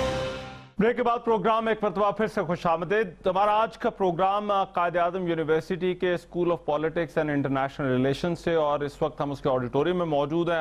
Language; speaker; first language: Urdu; native; Urdu